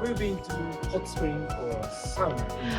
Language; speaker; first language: English; non-native, fluent; Japanese